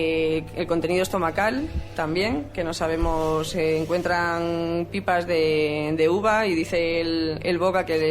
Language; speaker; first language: Spanish; native; Spanish